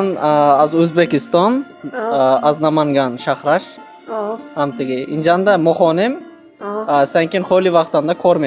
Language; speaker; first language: Persian; non-native, learner; Uzbek